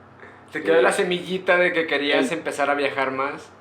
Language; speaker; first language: Spanish; native; Spanish